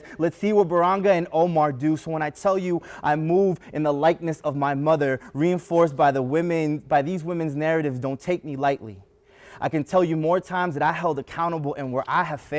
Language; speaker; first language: English; early bilingual, other home language; Spanish